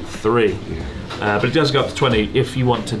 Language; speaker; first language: English; native; English